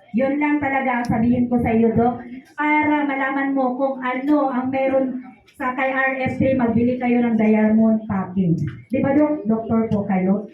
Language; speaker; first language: Filipino; non-native, local second language; Hiligaynon